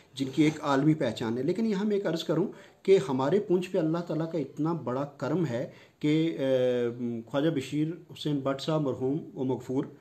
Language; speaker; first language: Urdu; non-native, local second language; Punjabi